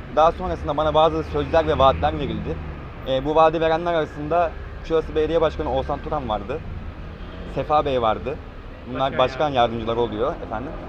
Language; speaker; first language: Turkish; native; Turkish